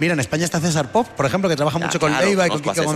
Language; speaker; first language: Spanish; native; Spanish